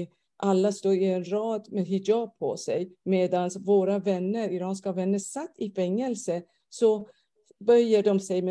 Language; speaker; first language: Swedish; non-native, fluent; Persian